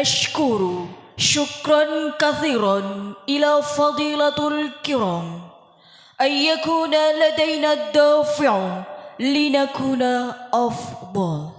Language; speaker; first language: Arabic; non-native, learner; Indonesian